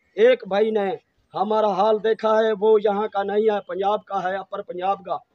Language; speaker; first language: Urdu; non-native, local second language; Saraiki